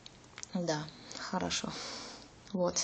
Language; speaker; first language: Russian; non-native, learner; German